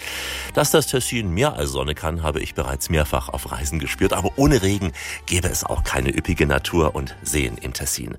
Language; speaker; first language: German; native; German